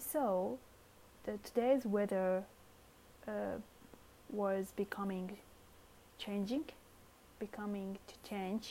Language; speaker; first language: English; non-native, learner; Japanese